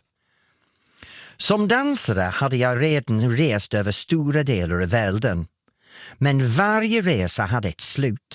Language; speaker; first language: Swedish; non-native, fluent; English